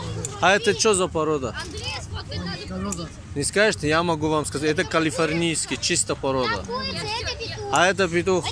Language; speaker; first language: Russian; non-native, local second language; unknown